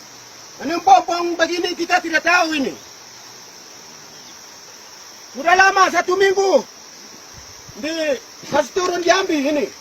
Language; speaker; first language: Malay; non-native, local second language; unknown